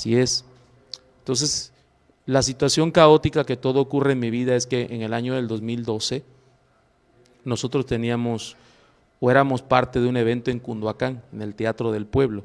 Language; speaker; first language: Spanish; native; Spanish